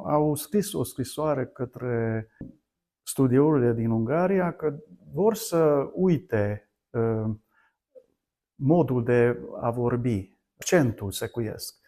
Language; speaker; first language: Romanian; non-native, local second language; Hungarian